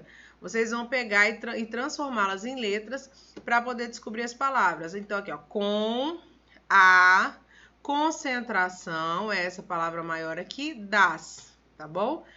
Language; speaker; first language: Portuguese; native; Portuguese